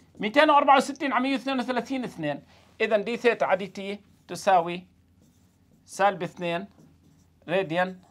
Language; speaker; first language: Arabic; native; Arabic